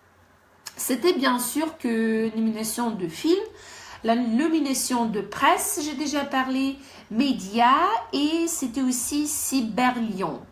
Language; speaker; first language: French; non-native, fluent; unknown